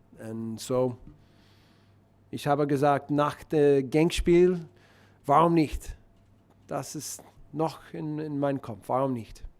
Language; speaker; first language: German; non-native, learner; English